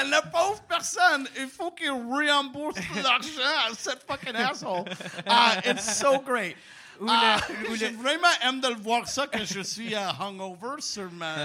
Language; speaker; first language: French; native; French